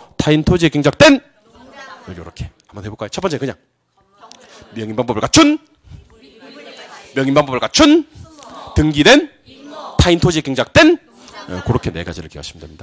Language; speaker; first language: Korean; native; Korean